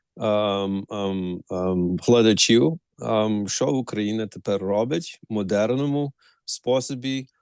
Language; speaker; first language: Ukrainian; early bilingual, heritage; Ukrainian